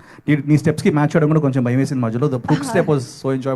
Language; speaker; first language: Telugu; native; Telugu